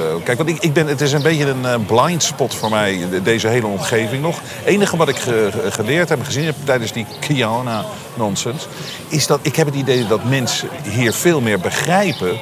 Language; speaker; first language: Dutch; native; Dutch